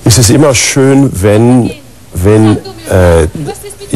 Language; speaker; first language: German; non-native, learner; English